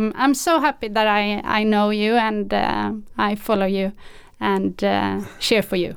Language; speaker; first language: English; non-native, fluent; Swedish